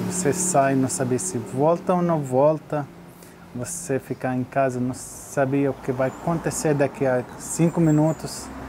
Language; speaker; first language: Portuguese; non-native, learner; Arabic